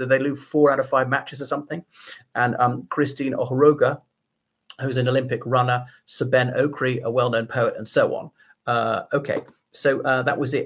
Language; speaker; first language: English; native; English